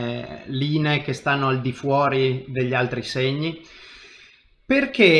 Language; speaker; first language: Italian; native; Italian